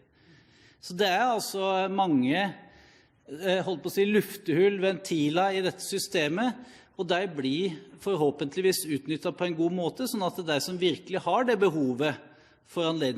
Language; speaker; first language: Norwegian; native; Norwegian